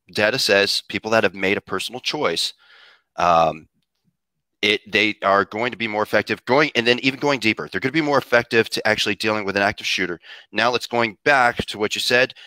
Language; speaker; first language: English; native; English